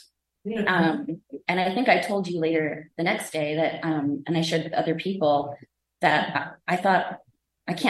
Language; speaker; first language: English; native; English